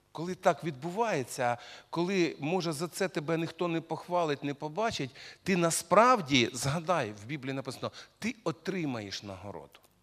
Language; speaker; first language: Ukrainian; non-native, local second language; Russian